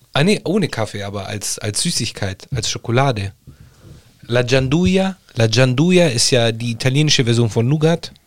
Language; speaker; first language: German; early bilingual, other home language; Italian